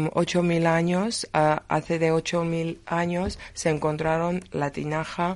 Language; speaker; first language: Spanish; non-native, learner; Georgian